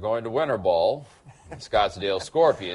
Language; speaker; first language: English; native; English